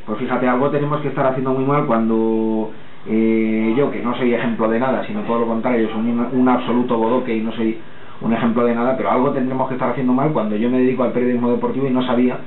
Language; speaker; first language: Spanish; native; Spanish